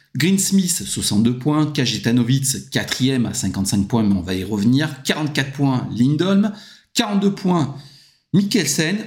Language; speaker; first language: French; native; French